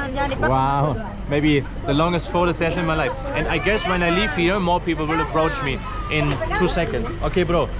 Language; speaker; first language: English; non-native, fluent; German